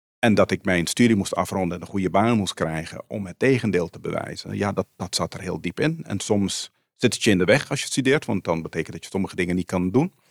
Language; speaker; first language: Dutch; non-native, local second language; Papiamento